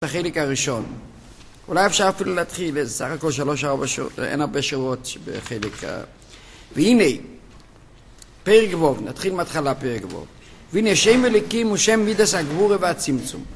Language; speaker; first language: Hebrew; non-native, fluent; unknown